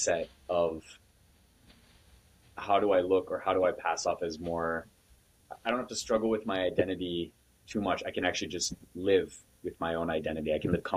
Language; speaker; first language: English; native; English